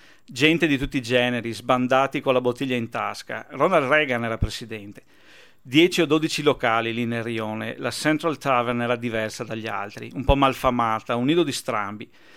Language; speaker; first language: Italian; native; Italian